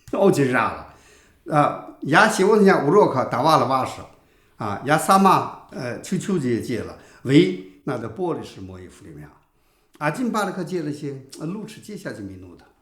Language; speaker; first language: Russian; non-native, learner; Chinese